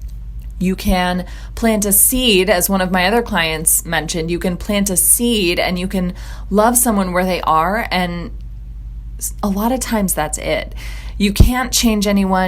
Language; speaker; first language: English; native; English